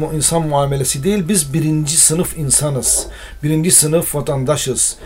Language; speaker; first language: Turkish; non-native, local second language; Arabic